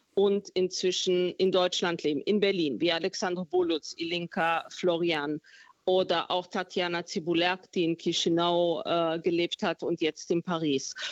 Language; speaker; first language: German; early bilingual, other home language; Romanian